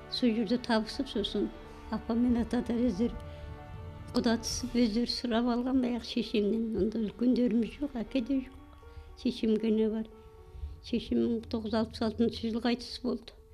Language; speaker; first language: Kazakh; native; Kazakh